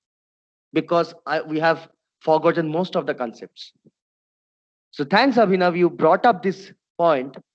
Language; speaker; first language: English; non-native, local second language; Bangla